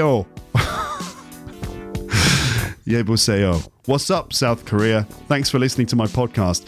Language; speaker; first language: English; native; English